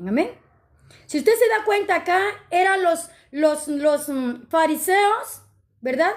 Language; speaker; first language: Spanish; native; Spanish